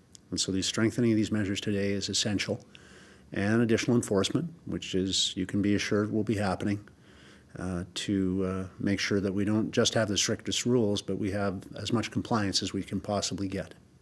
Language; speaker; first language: English; native; English